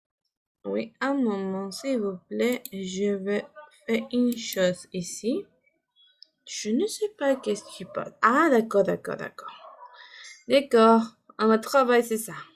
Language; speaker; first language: French; non-native, fluent; Spanish